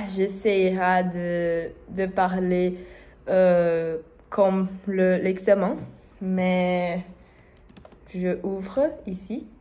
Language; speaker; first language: French; non-native, learner; Portuguese